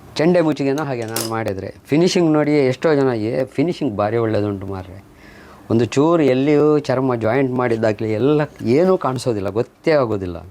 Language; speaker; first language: Kannada; native; Kannada